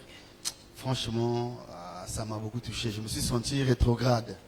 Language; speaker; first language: French; non-native, local second language; Lingala